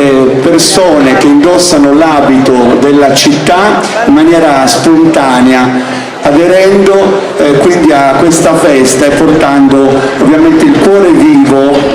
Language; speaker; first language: Italian; native; Italian